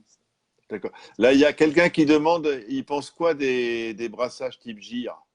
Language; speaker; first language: French; native; French